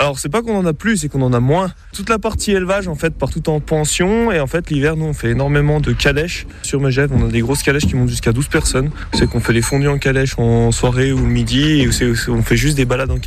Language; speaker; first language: French; native; French